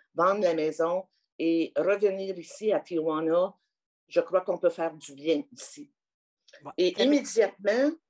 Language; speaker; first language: French; native; French